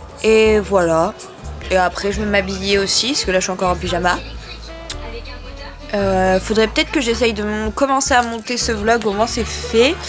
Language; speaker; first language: French; native; French